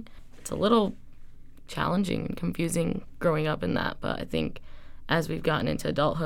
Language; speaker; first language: English; native; English